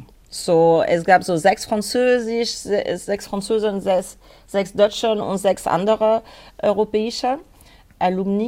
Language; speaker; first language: German; non-native, learner; French